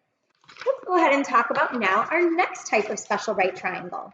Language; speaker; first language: English; native; English